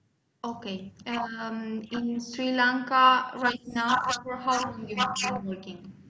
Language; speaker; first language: English; non-native, fluent; Romanian